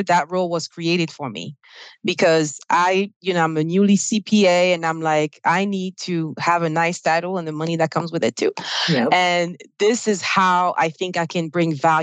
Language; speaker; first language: English; non-native, fluent; French